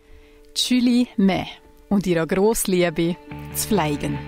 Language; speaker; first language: German; native; German